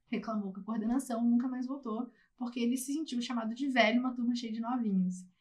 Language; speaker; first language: Portuguese; native; Portuguese